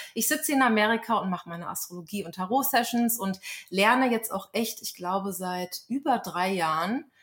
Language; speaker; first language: German; native; German